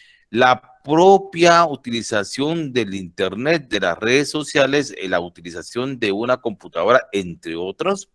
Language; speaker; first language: Spanish; native; Spanish